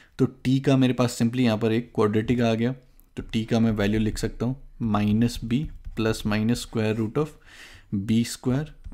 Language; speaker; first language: Hindi; native; Hindi